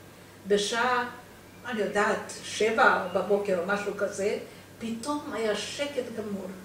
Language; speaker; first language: Hebrew; non-native, fluent; Romanian